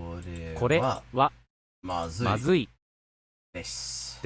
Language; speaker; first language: Japanese; non-native, learner; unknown